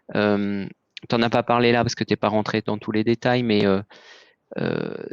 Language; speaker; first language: French; native; French